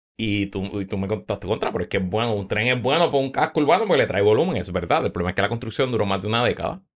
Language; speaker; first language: Spanish; native; Spanish